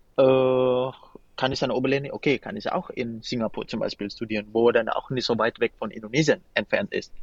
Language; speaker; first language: German; non-native, fluent; Indonesian